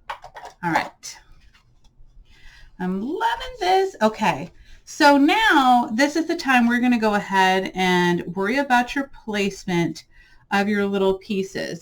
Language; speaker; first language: English; native; English